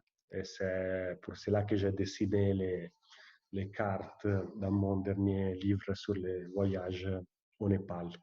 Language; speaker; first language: French; non-native, fluent; Italian